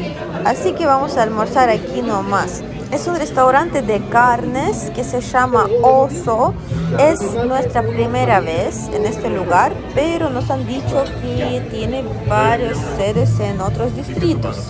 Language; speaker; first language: Spanish; non-native, fluent; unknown